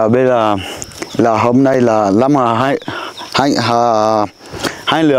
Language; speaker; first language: Vietnamese; non-native, learner; Portuguese